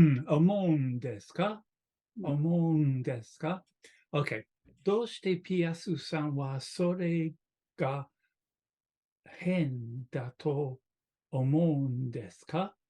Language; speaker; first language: Japanese; non-native, learner; English